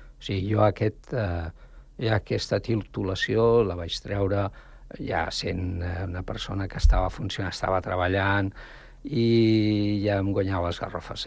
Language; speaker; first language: Catalan; non-native, local second language; Spanish